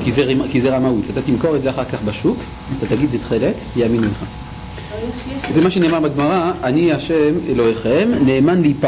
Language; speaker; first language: Hebrew; native; Hebrew